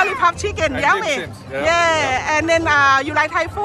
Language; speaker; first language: English; non-native, learner; Thai